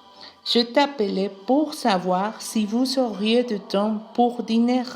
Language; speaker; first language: French; non-native, learner; Spanish